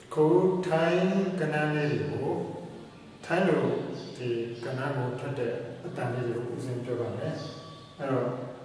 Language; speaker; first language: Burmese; native; Burmese